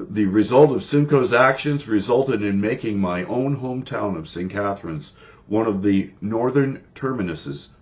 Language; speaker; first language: English; native; English